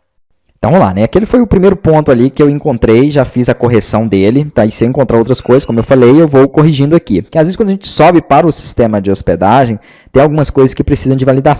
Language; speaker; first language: Portuguese; native; Portuguese